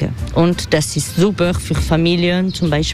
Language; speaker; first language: German; non-native, fluent; French